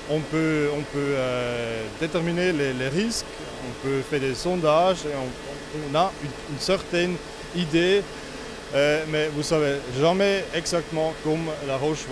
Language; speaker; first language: French; non-native, local second language; Italian